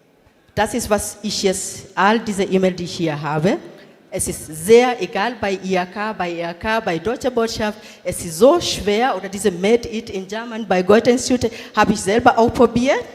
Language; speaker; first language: German; non-native, fluent; Swahili